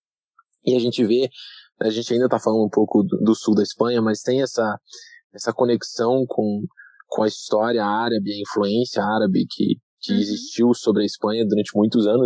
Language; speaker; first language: Portuguese; native; Portuguese